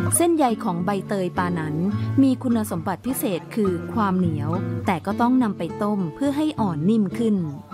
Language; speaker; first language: Thai; native; Thai